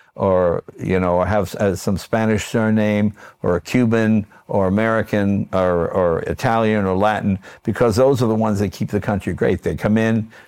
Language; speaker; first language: English; native; English